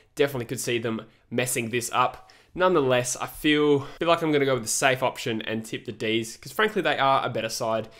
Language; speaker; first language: English; native; English